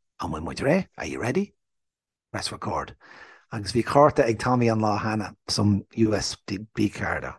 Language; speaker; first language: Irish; non-native, local second language; English